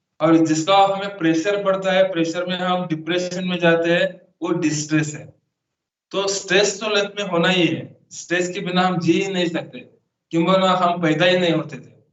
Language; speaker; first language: Hindi; non-native, local second language; Marathi